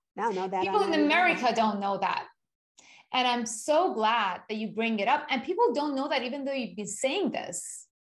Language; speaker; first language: English; non-native, fluent; Persian